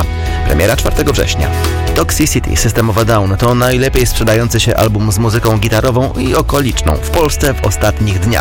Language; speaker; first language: Polish; native; Polish